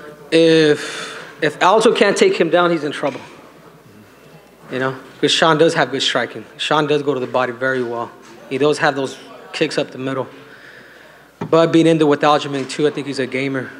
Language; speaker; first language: English; early bilingual, other home language; Spanish